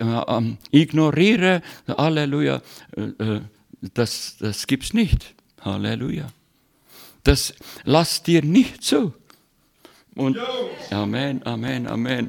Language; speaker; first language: German; non-native, learner; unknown